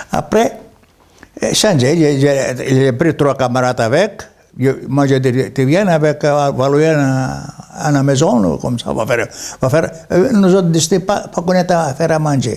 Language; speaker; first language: French; non-native, learner; Greek